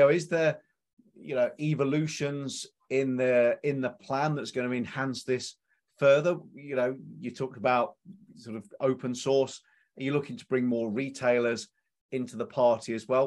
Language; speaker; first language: English; native; English